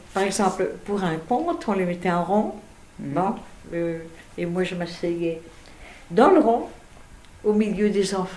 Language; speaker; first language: French; native; French